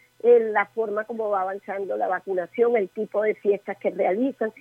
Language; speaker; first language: Spanish; native; Spanish